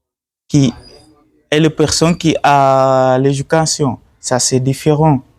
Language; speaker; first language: French; non-native, learner; Swahili